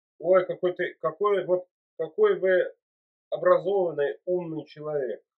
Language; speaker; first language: Russian; native; Russian